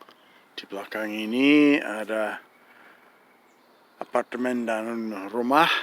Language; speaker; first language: Indonesian; non-native, fluent; English